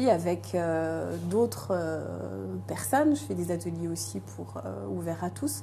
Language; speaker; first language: French; native; French